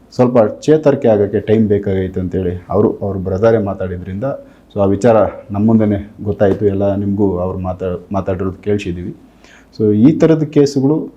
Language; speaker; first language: Kannada; native; Kannada